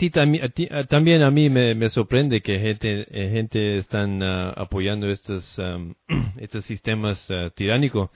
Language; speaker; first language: Spanish; non-native, fluent; English